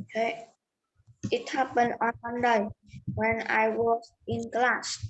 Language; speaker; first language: English; non-native, learner; Vietnamese